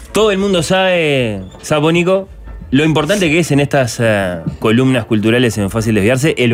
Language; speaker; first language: Spanish; native; Spanish